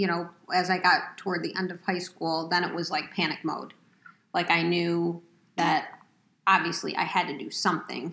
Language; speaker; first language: English; native; English